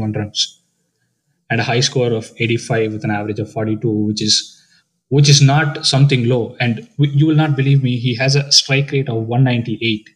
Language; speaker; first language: English; non-native, local second language; Tamil